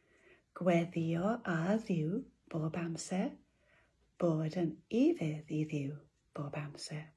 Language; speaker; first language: Welsh; non-native, local second language; English